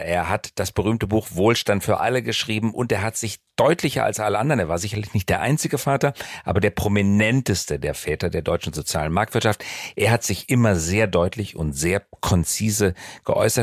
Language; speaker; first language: German; native; German